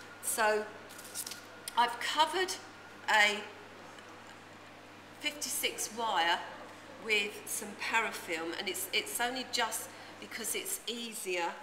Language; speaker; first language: English; native; English